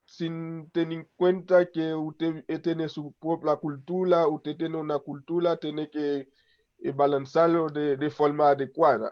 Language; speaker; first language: Spanish; non-native, local second language; Haitian Creole